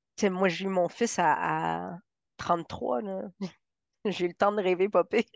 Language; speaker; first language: French; non-native, fluent; Spanish